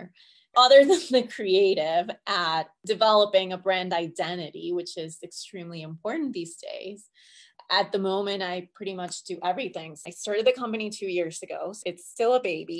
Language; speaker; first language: English; non-native, fluent; Spanish